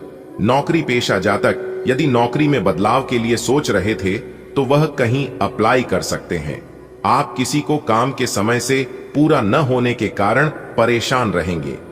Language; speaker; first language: Hindi; native; Hindi